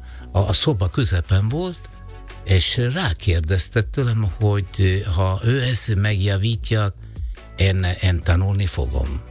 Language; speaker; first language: Hungarian; non-native, fluent; Italian